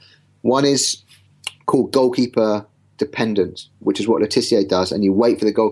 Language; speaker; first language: English; native; English